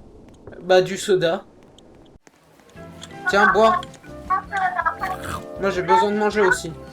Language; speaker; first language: French; native; French